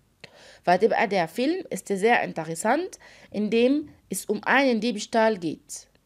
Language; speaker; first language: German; non-native, fluent; Arabic